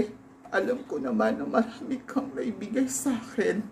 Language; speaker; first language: Filipino; native; Filipino